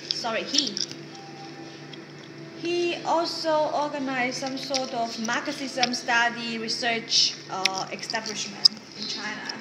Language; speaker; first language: English; non-native, fluent; Chinese